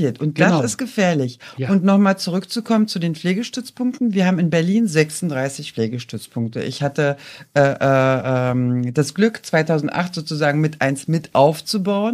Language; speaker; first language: German; native; German